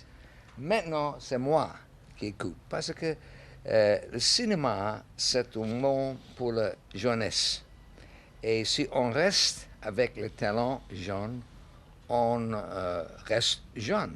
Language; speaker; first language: French; non-native, learner; English